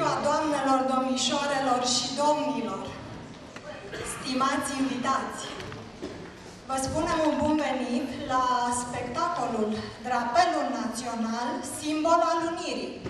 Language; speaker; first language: Romanian; native; Romanian